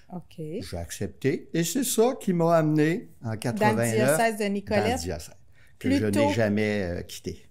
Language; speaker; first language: French; native; French